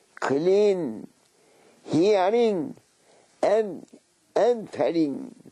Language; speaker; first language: English; non-native, fluent; Turkish